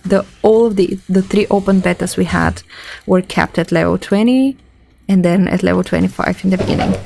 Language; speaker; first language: English; non-native, fluent; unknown